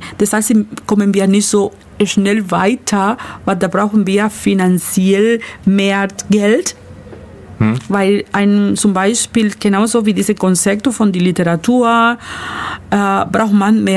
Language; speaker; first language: German; non-native, learner; Spanish